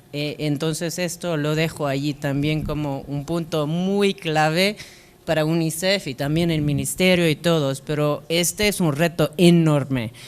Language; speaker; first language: Spanish; non-native, learner; English